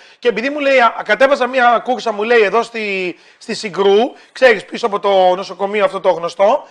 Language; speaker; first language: Greek; native; Greek